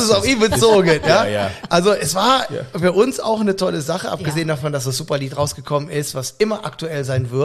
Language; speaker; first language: German; native; German